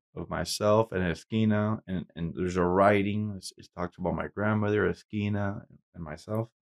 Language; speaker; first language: English; native; English